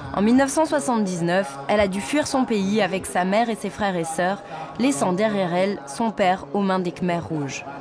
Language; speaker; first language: French; native; French